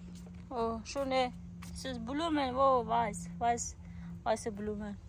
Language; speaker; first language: German; non-native, learner; Persian